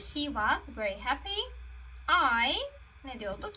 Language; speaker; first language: English; non-native, fluent; Turkish